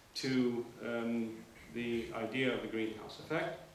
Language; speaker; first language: English; native; English